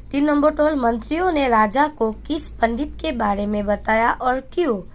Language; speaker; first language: Hindi; non-native, local second language; Assamese